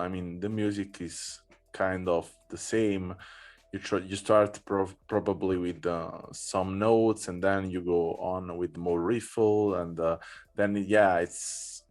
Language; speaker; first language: English; non-native, fluent; Italian